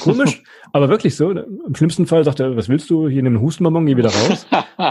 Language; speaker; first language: German; native; German